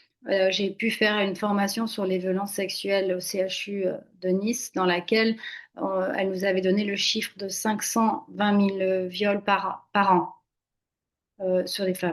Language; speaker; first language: French; native; French